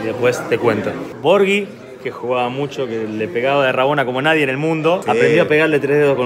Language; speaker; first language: Spanish; native; Spanish